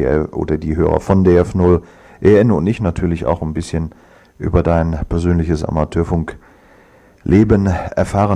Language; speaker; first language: German; native; German